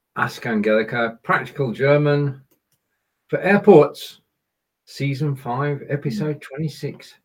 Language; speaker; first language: English; native; English